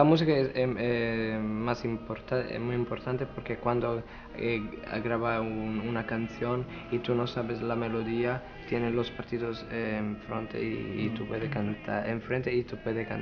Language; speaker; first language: Spanish; non-native, learner; Italian